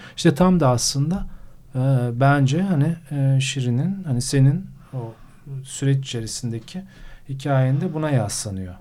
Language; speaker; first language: Turkish; native; Turkish